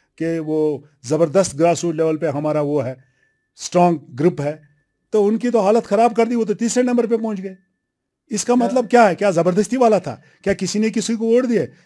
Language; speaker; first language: Hindi; non-native, local second language; Kashmiri